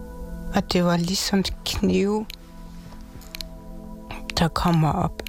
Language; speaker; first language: Danish; non-native, local second language; Kalaallisut